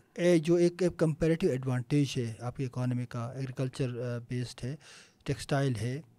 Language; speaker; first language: Urdu; non-native, local second language; Punjabi